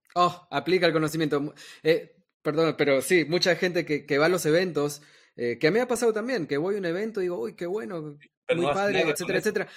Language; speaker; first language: Spanish; native; Spanish